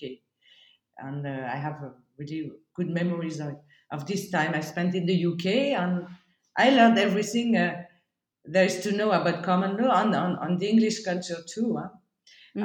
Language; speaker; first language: English; non-native, fluent; French